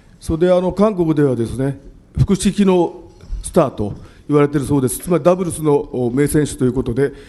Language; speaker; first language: Japanese; native; Japanese